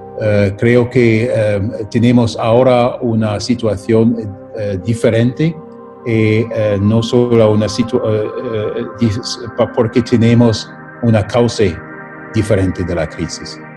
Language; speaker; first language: Spanish; non-native, fluent; German